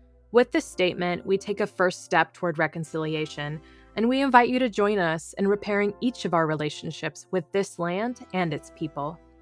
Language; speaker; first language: English; native; English